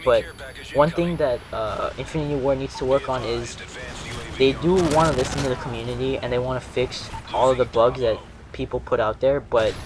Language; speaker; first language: English; native; English